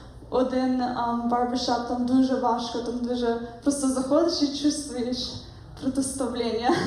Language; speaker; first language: Ukrainian; early bilingual, heritage; Ukrainian